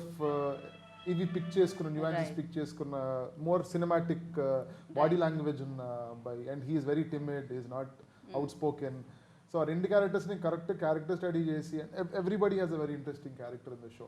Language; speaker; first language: Telugu; native; Telugu